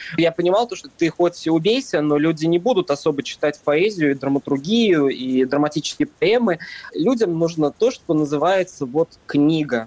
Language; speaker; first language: Russian; native; Russian